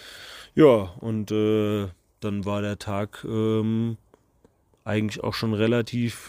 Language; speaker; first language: German; native; German